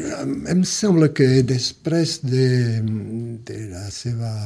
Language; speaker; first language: Catalan; early bilingual, heritage; Catalan